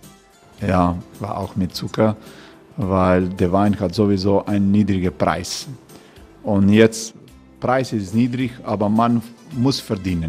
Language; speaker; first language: German; non-native, learner; Croatian